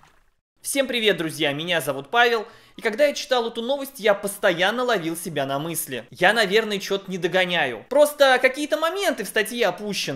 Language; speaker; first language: Russian; native; Russian